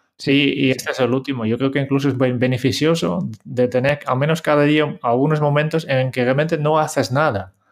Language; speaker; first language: Spanish; non-native, fluent; Dutch